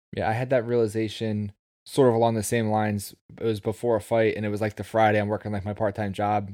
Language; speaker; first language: English; native; English